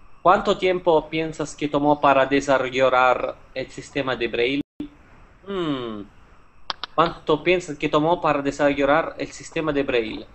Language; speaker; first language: Spanish; non-native, fluent; Italian